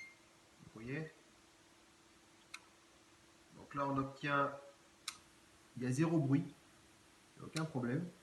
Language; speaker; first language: French; native; French